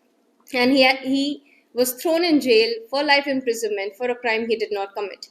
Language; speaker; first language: English; non-native, local second language; Gujarati